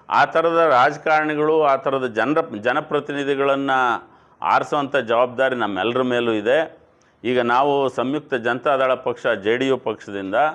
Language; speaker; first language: Kannada; native; Kannada